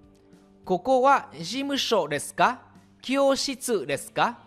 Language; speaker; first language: Japanese; non-native, fluent; Vietnamese